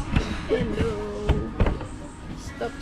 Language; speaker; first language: English; non-native, local second language; Filipino